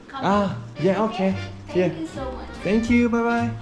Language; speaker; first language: English; non-native, learner; Korean